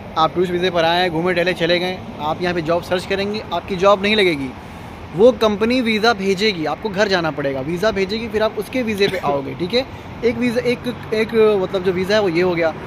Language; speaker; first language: Hindi; native; Hindi